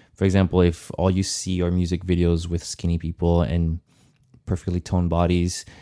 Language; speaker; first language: English; non-native, fluent; Portuguese